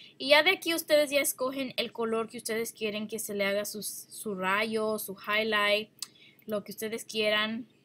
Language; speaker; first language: Spanish; early bilingual, heritage; Spanish